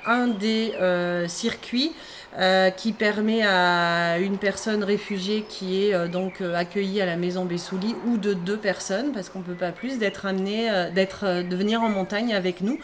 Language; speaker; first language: French; native; French